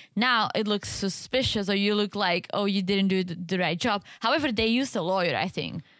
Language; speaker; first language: English; native; English